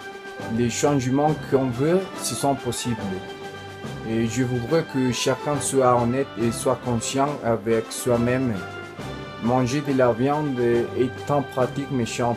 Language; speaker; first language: French; non-native, learner; Spanish